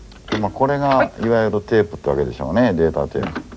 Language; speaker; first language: Japanese; native; Japanese